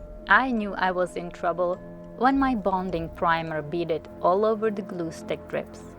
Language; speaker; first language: English; non-native, fluent; Czech